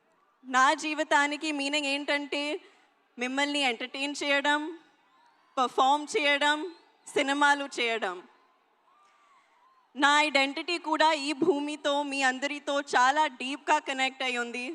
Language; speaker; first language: Telugu; non-native, local second language; Hindi